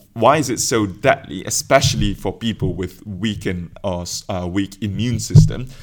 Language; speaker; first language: English; non-native, local second language; Chinese